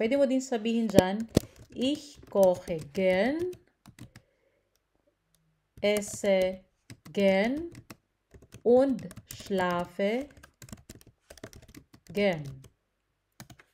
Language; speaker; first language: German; non-native, learner; Filipino